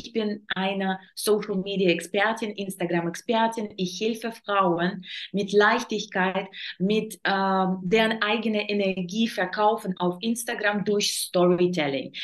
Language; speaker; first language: German; non-native, learner; Russian